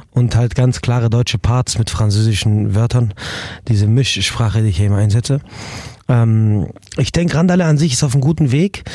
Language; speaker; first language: German; early bilingual, other home language; Arabic